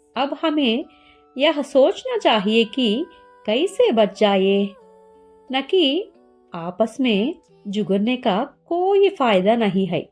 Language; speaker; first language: Hindi; non-native, learner; Telugu